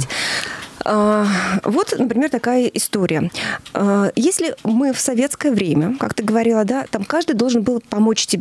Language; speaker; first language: Russian; native; Russian